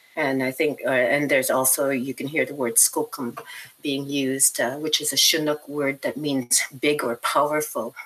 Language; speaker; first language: English; native; English